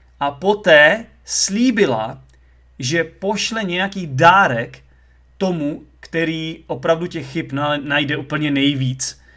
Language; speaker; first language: Czech; native; Czech